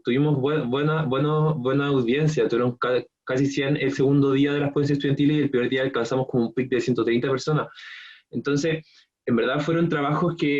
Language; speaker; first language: Spanish; native; Spanish